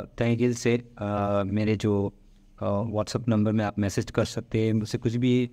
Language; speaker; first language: Hindi; non-native, local second language; Malayalam